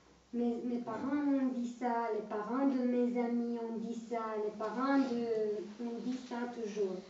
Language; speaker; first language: French; non-native, fluent; Romanian